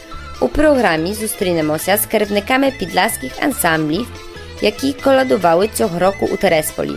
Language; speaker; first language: Ukrainian; early bilingual, heritage; Ukrainian